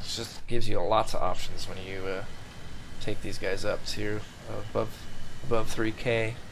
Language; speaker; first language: English; native; English